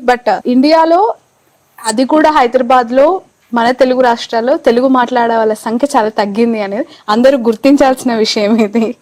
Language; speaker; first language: Telugu; native; Telugu